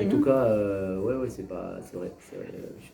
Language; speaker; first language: French; native; French